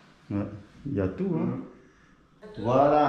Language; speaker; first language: French; non-native, learner; Thai